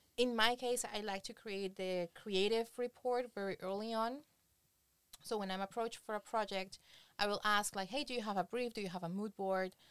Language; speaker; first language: English; non-native, fluent; Spanish